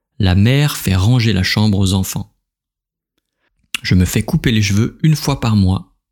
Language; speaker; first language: French; native; French